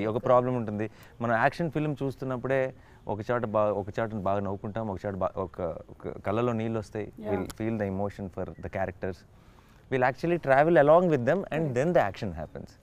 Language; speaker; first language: Telugu; native; Telugu